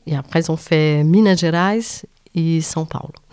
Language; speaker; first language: French; non-native, fluent; Portuguese